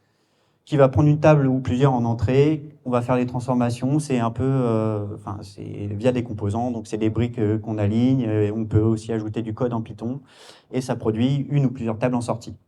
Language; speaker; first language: French; native; French